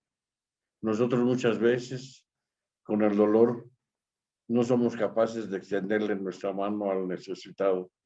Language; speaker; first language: Spanish; native; Spanish